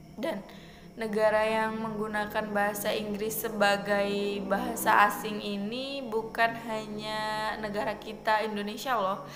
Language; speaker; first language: Indonesian; non-native, local second language; Javanese